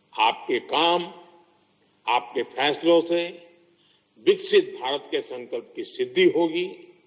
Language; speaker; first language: Hindi; non-native, local second language; Gujarati